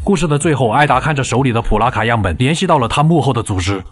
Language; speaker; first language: Chinese; native; Chinese